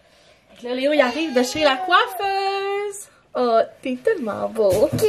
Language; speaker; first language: French; native; French